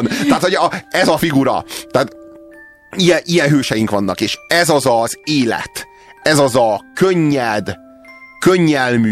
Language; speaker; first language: Hungarian; native; Hungarian